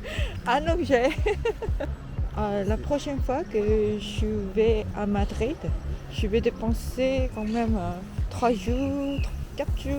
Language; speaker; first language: French; non-native, learner; Korean